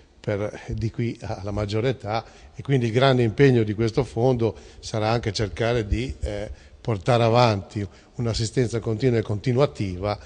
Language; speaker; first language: Italian; native; Italian